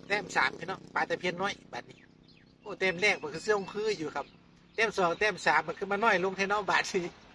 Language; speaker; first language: Thai; non-native, local second language; Northeastern Thai